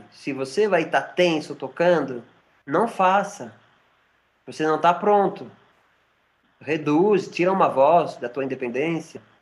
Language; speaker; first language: Portuguese; non-native, fluent; Spanish